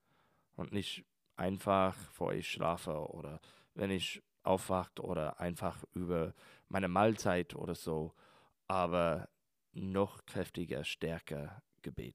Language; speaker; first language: German; non-native, learner; English